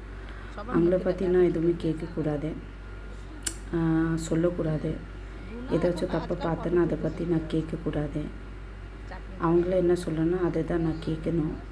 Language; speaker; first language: Tamil; non-native, local second language; Bangla